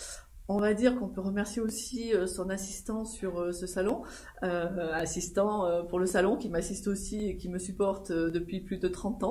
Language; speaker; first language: French; native; French